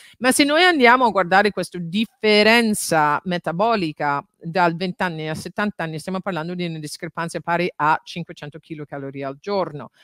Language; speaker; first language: Italian; non-native, fluent; English